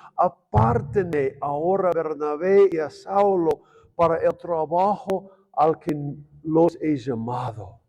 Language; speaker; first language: Spanish; non-native, fluent; English